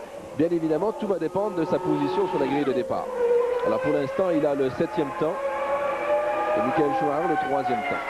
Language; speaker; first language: French; native; French